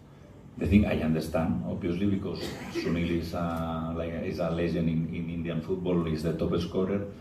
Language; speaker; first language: English; non-native, fluent; Spanish